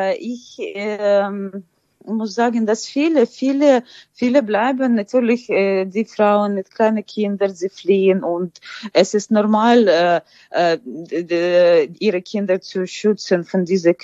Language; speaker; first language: German; non-native, fluent; Ukrainian